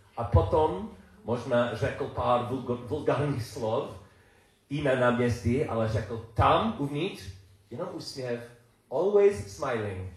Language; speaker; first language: Czech; non-native, learner; English